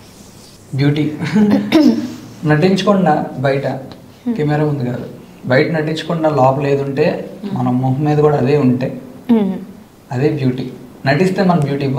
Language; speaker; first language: Telugu; native; Telugu